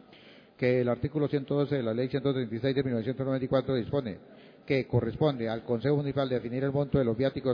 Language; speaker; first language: Spanish; native; Spanish